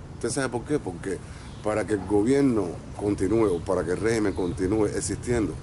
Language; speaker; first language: Spanish; native; Spanish